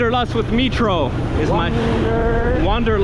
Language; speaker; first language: English; non-native, fluent; Finnish